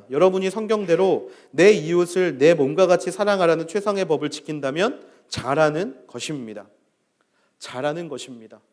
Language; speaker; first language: Korean; native; Korean